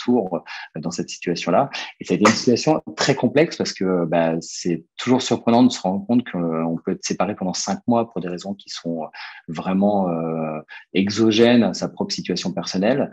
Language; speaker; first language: French; native; French